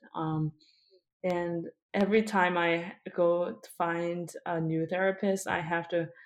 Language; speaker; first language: English; early bilingual, other home language; Korean